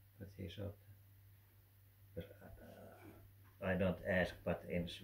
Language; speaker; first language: English; non-native, learner; Finnish